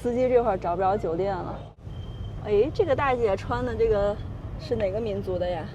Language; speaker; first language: Chinese; native; Chinese